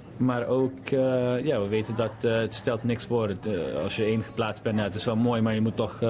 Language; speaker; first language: Dutch; non-native, local second language; Papiamento